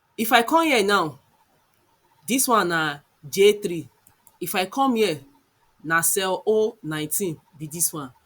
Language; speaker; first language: Nigerian Pidgin; non-native, local second language; Yoruba